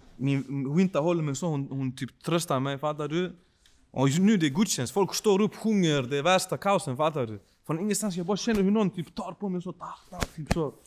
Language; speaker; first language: Swedish; early bilingual, other home language; Spanish